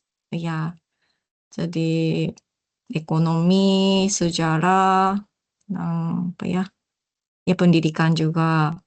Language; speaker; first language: Indonesian; non-native, learner; Japanese